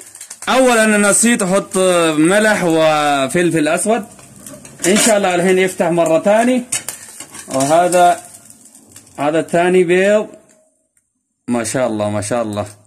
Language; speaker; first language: Arabic; non-native, learner; Urdu